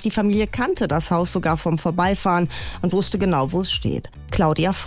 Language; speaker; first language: German; native; German